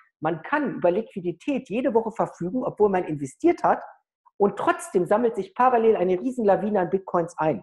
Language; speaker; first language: German; native; German